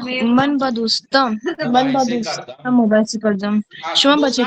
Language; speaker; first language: Persian; non-native, learner; Urdu